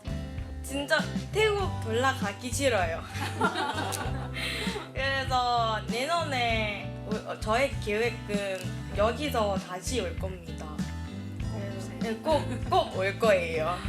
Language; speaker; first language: Korean; non-native, learner; Thai